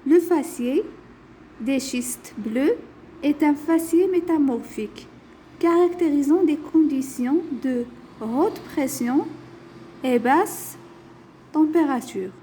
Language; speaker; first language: French; non-native, local second language; Arabic